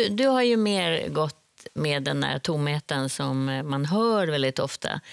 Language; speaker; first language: Swedish; native; Swedish